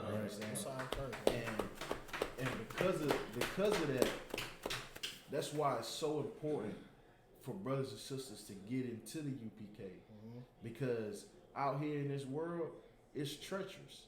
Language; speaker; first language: English; native; English